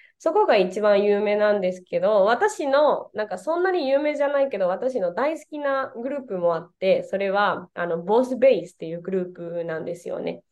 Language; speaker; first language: Japanese; non-native, fluent; Spanish